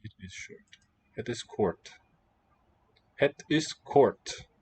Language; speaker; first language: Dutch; non-native, learner; English